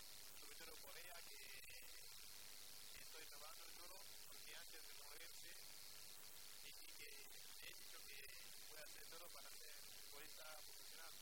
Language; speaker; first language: Spanish; non-native, fluent; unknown